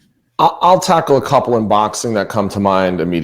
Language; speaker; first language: English; native; English